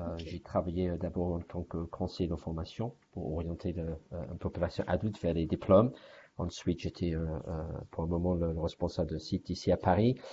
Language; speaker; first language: French; non-native, fluent; English